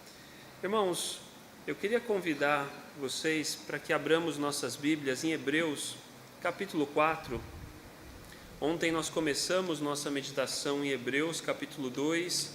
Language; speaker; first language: Portuguese; native; Portuguese